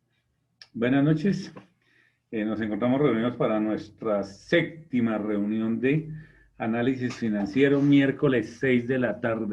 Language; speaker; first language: Spanish; native; Spanish